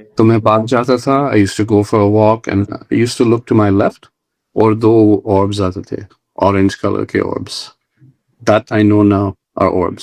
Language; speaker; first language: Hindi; non-native, local second language; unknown